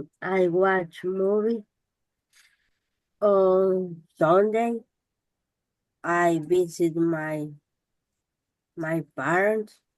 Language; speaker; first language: English; non-native, learner; Spanish